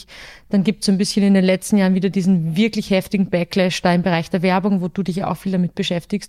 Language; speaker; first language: German; native; German